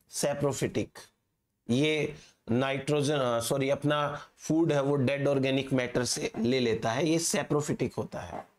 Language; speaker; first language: Hindi; native; Hindi